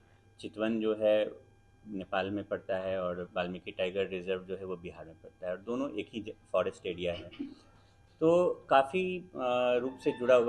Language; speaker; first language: Hindi; native; Hindi